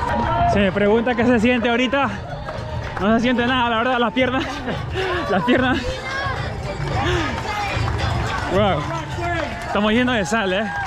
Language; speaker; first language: Spanish; native; Spanish